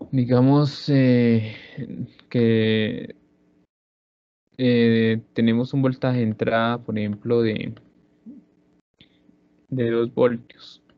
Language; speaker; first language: Spanish; native; Spanish